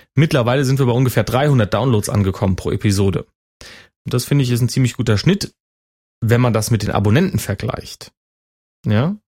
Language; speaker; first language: German; native; German